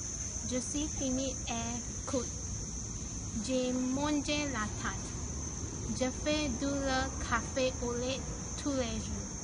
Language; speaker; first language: French; non-native, learner; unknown